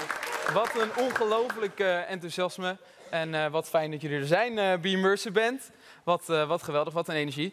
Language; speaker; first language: Dutch; native; Dutch